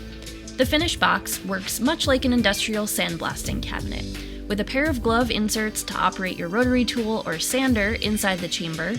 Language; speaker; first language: English; native; English